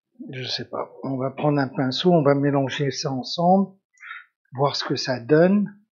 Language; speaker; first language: French; native; French